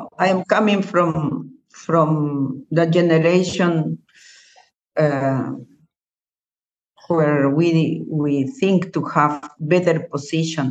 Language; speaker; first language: English; non-native, learner; Spanish